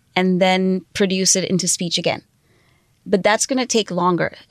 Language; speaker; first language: English; non-native, fluent; Sindhi